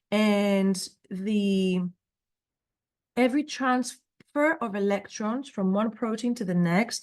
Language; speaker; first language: English; native; English